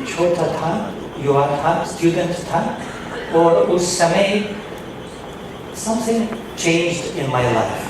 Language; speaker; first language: Hindi; non-native, fluent; Russian